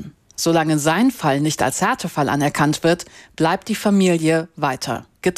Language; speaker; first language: German; native; German